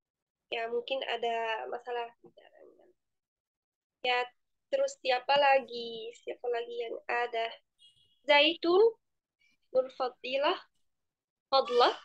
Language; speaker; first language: Indonesian; non-native, fluent; Arabic